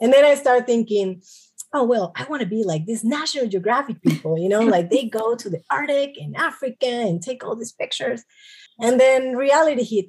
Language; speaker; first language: English; native; English